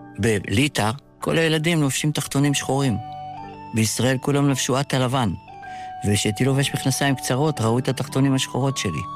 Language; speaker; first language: Hebrew; early bilingual, other home language; Yiddish